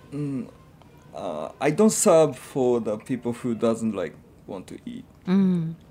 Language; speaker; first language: English; non-native, fluent; Japanese